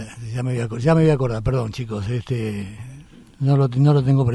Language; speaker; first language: Spanish; native; Spanish